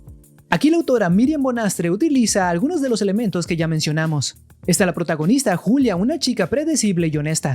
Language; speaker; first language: Spanish; native; Spanish